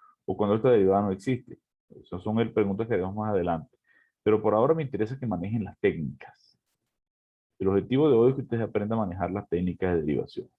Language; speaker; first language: Spanish; native; Spanish